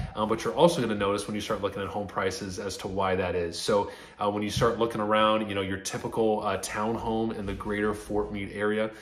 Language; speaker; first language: English; native; English